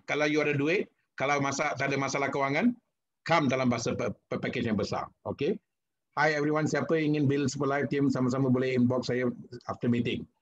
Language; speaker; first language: Malay; non-native, local second language; Tamil